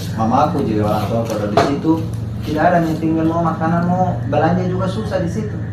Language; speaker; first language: Indonesian; non-native, learner; Rohingya